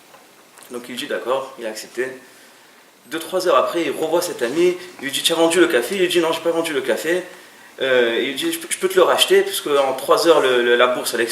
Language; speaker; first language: French; native; French